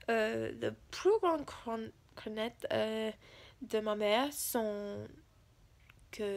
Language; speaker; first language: French; non-native, learner; English